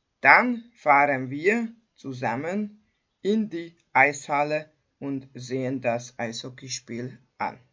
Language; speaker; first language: German; non-native, fluent; Hungarian